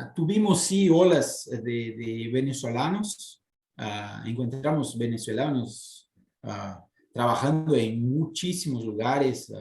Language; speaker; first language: Spanish; non-native, fluent; Portuguese